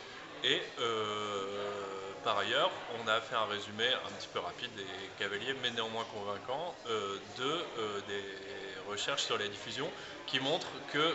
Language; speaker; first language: French; native; French